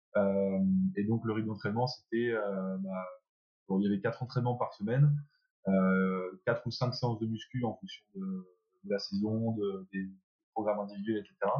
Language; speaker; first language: French; native; French